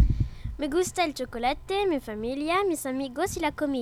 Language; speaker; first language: Spanish; non-native, learner; French